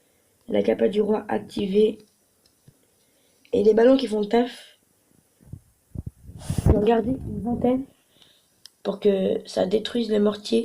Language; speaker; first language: French; native; French